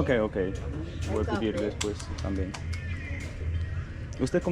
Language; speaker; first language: Spanish; non-native, fluent; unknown